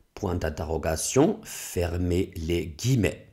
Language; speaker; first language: French; non-native, fluent; German